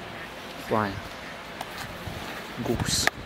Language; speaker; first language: English; non-native, learner; Russian